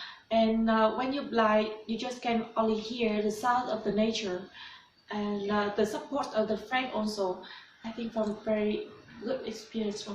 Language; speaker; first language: English; non-native, learner; Vietnamese